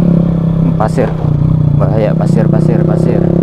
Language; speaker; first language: Indonesian; non-native, local second language; Javanese